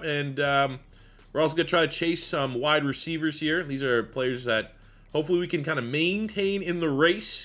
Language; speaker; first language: English; native; English